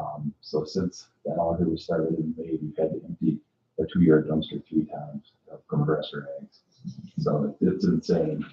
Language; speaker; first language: English; native; English